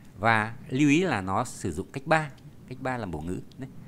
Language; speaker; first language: Vietnamese; native; Vietnamese